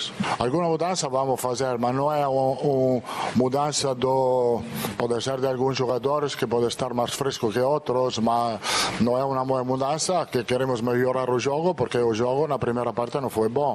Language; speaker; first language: Portuguese; non-native, fluent; Italian